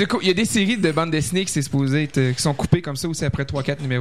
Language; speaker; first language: French; native; French